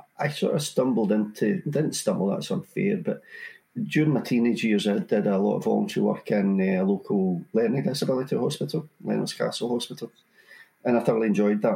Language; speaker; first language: English; native; English